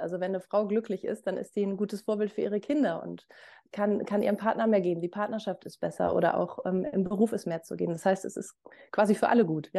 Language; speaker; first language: German; native; German